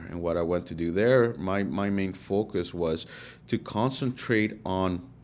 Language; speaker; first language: English; early bilingual, other home language; Spanish